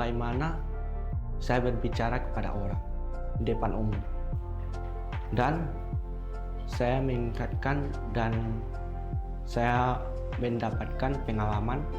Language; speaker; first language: Indonesian; non-native, local second language; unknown